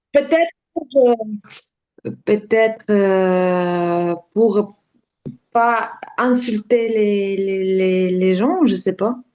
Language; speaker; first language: French; non-native, learner; Ukrainian